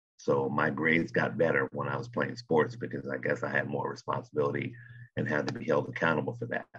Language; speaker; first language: English; native; English